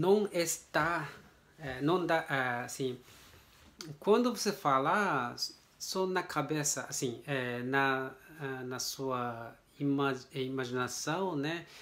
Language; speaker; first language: Portuguese; non-native, learner; Japanese